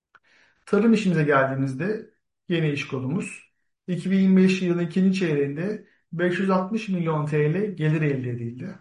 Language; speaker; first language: Turkish; native; Turkish